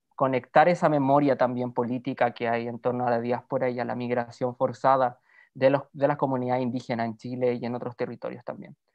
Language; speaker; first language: Spanish; native; Spanish